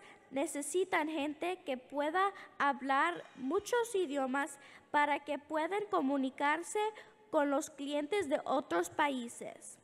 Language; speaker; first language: Spanish; early bilingual, heritage; English